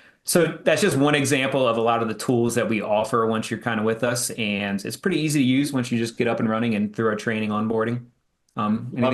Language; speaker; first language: English; native; English